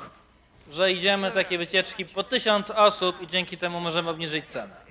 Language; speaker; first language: Polish; native; Polish